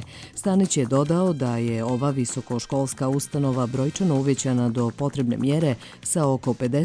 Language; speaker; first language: Croatian; native; Croatian